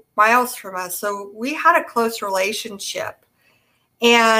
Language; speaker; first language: English; native; English